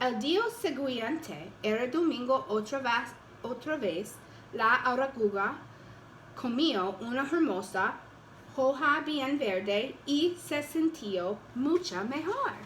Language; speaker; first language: Spanish; non-native, learner; English